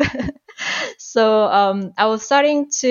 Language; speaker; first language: English; non-native, fluent; Korean